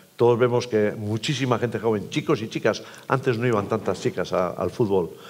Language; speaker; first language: Spanish; native; Spanish